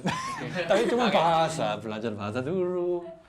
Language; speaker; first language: Indonesian; non-native, learner; Korean